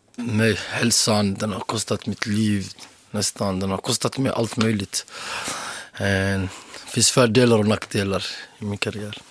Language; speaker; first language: Swedish; early bilingual, other home language; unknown